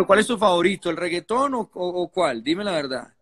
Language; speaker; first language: Spanish; native; Spanish